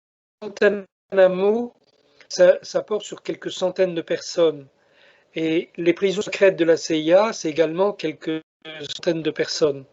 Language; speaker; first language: French; native; French